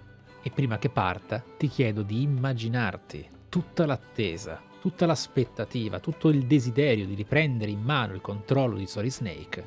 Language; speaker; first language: Italian; native; Italian